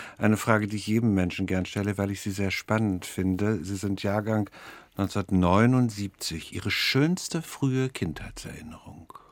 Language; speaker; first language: German; native; German